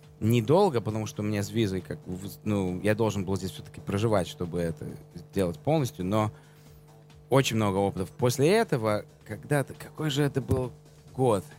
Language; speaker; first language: Russian; early bilingual, heritage; Russian